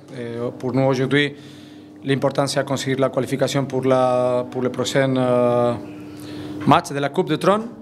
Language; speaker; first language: French; non-native, fluent; Spanish